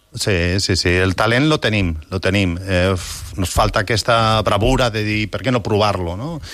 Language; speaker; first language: Catalan; non-native, local second language; Spanish